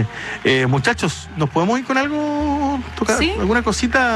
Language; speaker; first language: Spanish; native; Spanish